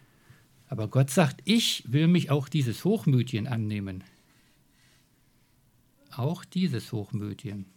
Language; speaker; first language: German; native; German